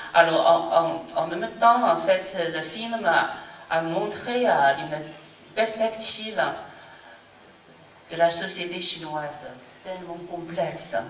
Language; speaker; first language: French; non-native, fluent; Chinese